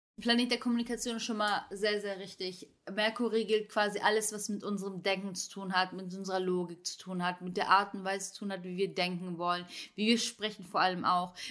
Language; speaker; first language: German; early bilingual, other home language; Turkish